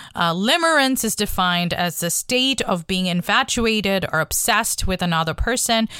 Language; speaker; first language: English; non-native, local second language; Bangla